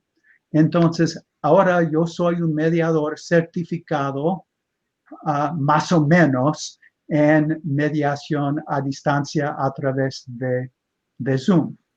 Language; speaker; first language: Spanish; non-native, fluent; English